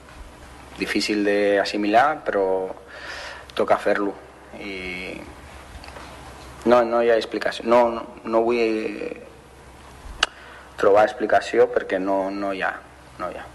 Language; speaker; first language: Catalan; non-native, fluent; Spanish